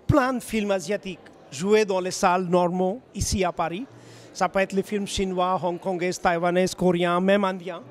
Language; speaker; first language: French; non-native, fluent; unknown